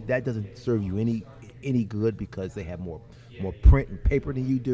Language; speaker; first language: English; native; English